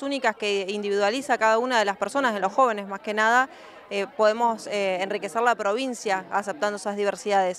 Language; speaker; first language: Spanish; native; Spanish